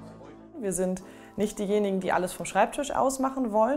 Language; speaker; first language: German; native; German